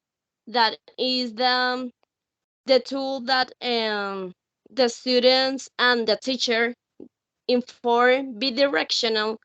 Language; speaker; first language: English; non-native, learner; Spanish